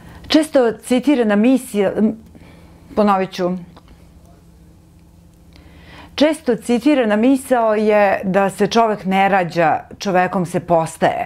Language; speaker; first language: Serbian; native; Serbian